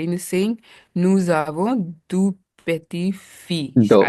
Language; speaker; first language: French; non-native, learner; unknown